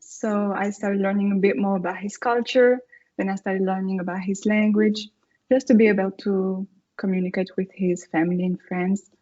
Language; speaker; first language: English; non-native, fluent; French